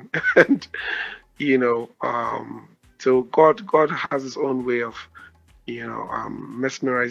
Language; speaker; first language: English; non-native, local second language; Akan